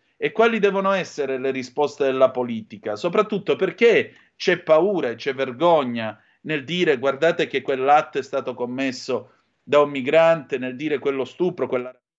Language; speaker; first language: Italian; native; Italian